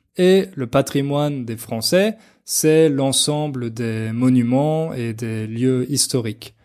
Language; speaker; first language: French; native; French